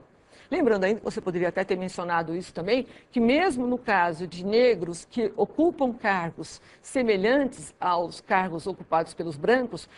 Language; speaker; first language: Portuguese; native; Portuguese